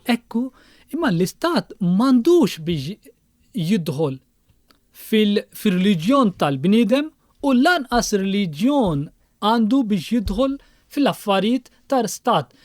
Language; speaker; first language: Maltese; non-native, fluent; Urdu